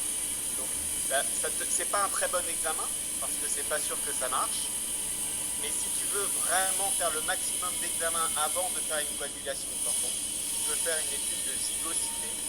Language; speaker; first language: French; native; French